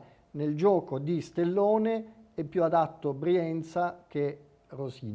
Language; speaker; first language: Italian; native; Italian